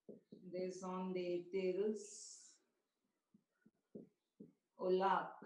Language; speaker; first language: French; non-native, learner; Telugu